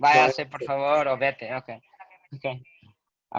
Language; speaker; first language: Spanish; early bilingual, heritage; Spanish